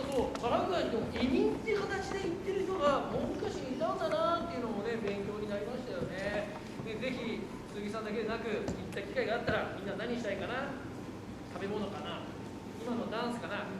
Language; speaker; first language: Japanese; native; Japanese